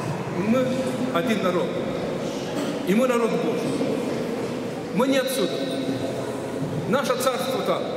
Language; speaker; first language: Russian; non-native, local second language; Ukrainian